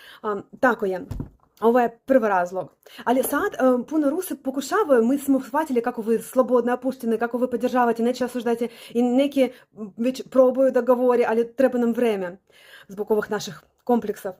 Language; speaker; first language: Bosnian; non-native, learner; Russian